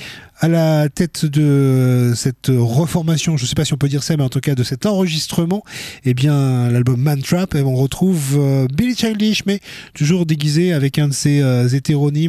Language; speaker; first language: French; native; French